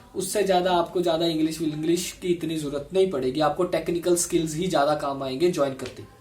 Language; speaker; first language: Hindi; non-native, local second language; Punjabi